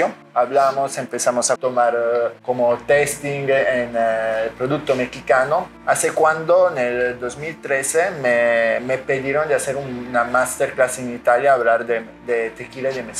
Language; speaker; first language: Spanish; non-native, fluent; Italian